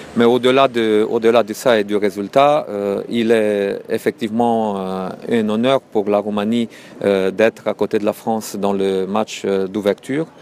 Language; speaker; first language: French; non-native, fluent; Romanian